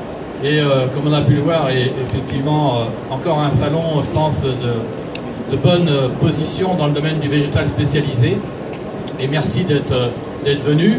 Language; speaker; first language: French; native; French